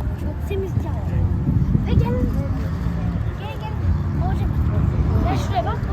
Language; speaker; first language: Turkish; early bilingual, heritage; Turkish